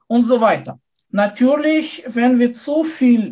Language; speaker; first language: German; non-native, fluent; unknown